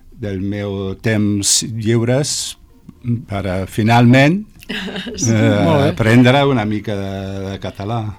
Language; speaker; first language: Catalan; non-native, learner; English